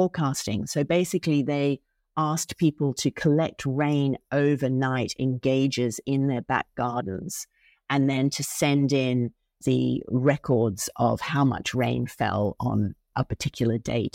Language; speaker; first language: English; native; English